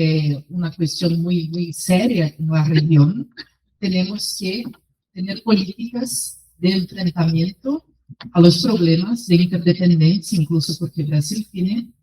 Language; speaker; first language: Spanish; non-native, fluent; Portuguese